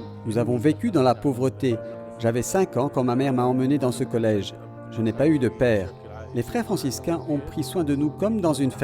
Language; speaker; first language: French; native; French